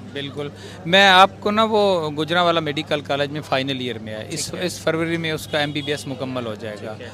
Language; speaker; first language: Urdu; non-native, local second language; Punjabi